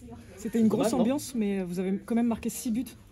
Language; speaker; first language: French; native; French